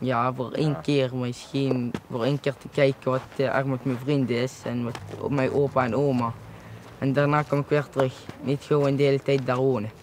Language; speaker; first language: Dutch; early bilingual, other home language; Arabic